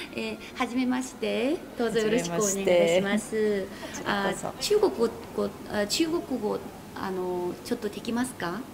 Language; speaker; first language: Japanese; non-native, learner; Korean